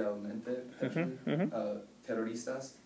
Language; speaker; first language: Spanish; non-native, learner; English